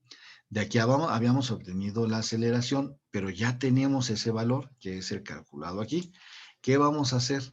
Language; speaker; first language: Spanish; native; Spanish